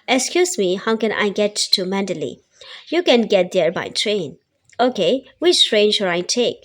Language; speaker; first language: English; non-native, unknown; Burmese